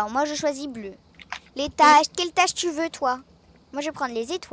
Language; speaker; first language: French; native; French